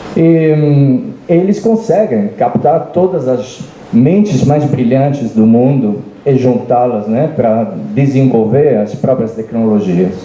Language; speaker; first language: Portuguese; non-native, fluent; Italian